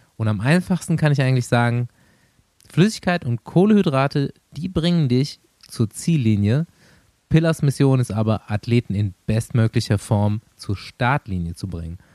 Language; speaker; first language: German; native; German